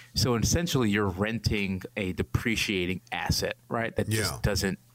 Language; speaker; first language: English; native; English